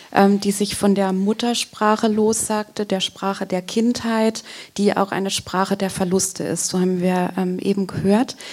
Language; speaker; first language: German; native; German